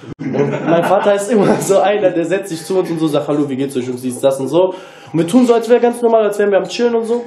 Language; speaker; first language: German; early bilingual, other home language; Turkish